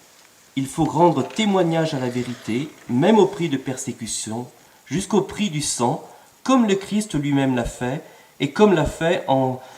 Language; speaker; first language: French; native; French